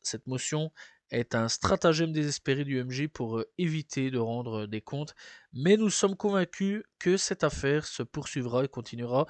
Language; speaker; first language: French; native; French